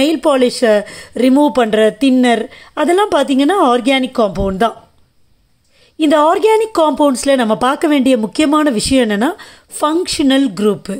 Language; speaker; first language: Tamil; native; Tamil